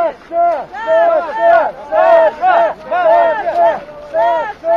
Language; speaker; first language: Russian; native; Russian